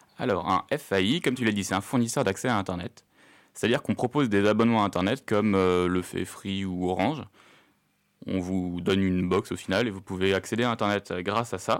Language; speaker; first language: French; native; French